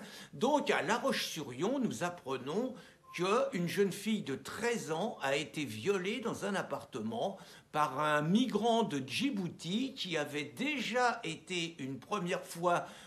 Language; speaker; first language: French; native; French